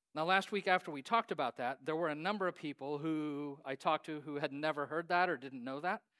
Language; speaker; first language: English; native; English